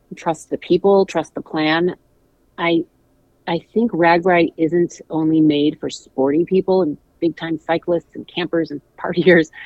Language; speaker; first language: English; native; English